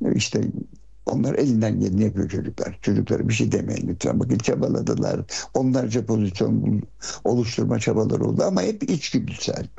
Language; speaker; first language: Turkish; early bilingual, heritage; Turkish